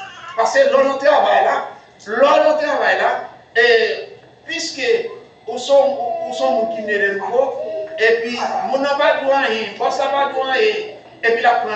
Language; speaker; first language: French; non-native, local second language; Haitian Creole